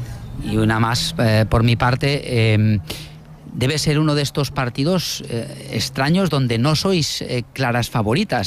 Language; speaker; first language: Spanish; native; Spanish